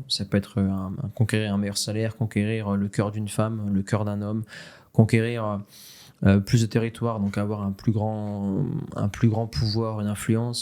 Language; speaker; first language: French; native; French